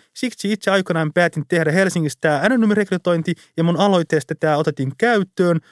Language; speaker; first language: Finnish; early bilingual, other home language; Somali